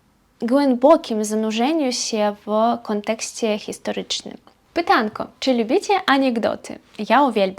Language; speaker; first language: Polish; non-native, fluent; Belarusian